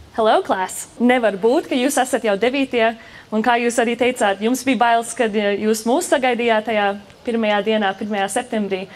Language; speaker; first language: Latvian; early bilingual, heritage; Latvian